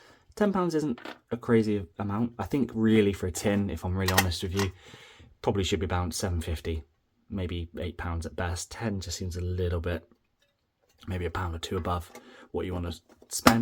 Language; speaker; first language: English; native; English